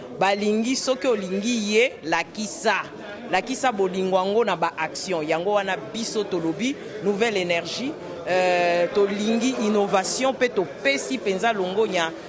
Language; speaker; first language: Lingala; native; Lingala